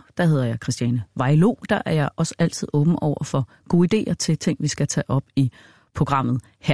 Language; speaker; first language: Danish; native; Danish